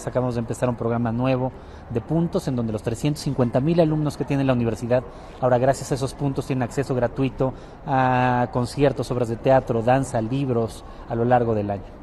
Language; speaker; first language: Spanish; native; Spanish